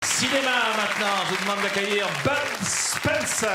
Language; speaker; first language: French; native; French